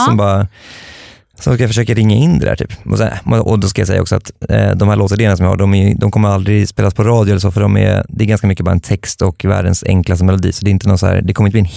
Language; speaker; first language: Swedish; native; Swedish